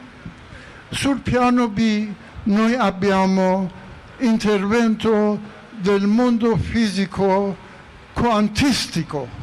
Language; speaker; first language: Italian; non-native, fluent; Persian